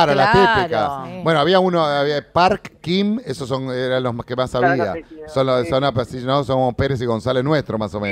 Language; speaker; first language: Spanish; native; Spanish